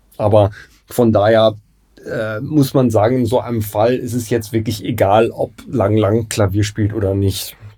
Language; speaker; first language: German; native; German